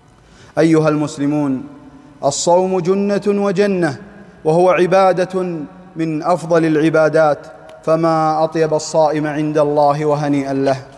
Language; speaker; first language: Arabic; native; Arabic